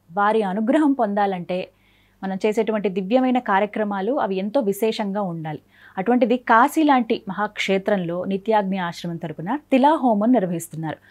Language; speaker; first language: Telugu; native; Telugu